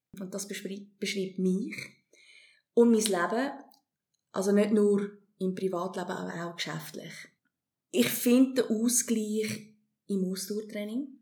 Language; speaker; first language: German; early bilingual, heritage; German